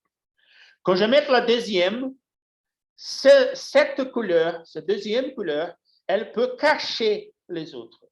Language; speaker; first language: French; non-native, fluent; Portuguese